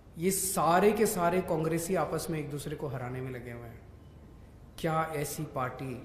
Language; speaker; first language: Hindi; native; Hindi